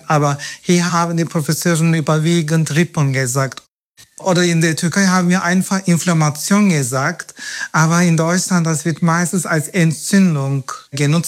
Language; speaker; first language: German; non-native, fluent; Turkish